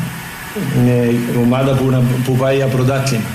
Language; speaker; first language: Greek; non-native, learner; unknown